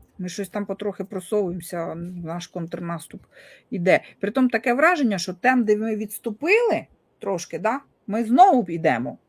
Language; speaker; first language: Ukrainian; non-native, local second language; Russian